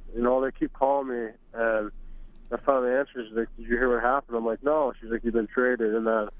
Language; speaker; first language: English; native; English